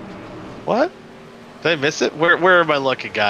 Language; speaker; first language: English; native; English